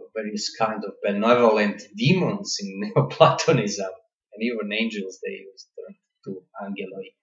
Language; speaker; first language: English; non-native, fluent; Croatian